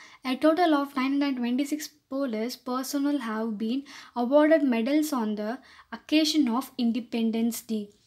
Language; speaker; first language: English; non-native, local second language; Tamil